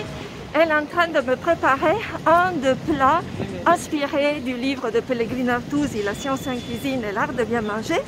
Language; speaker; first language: French; non-native, fluent; Italian